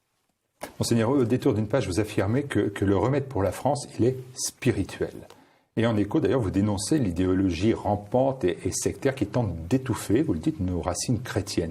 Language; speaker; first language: French; native; French